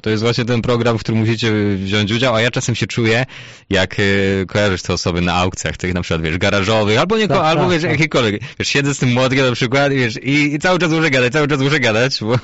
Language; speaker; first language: Polish; native; Polish